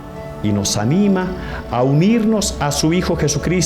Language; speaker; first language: Spanish; native; Spanish